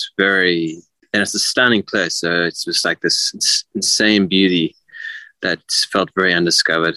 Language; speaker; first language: English; native; English